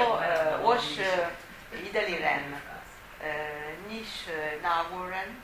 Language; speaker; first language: Chinese; non-native, learner; Italian